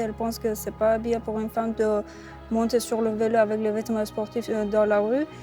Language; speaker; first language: French; non-native, learner; Persian